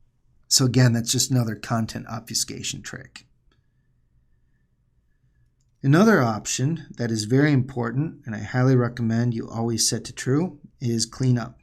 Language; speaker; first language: English; native; English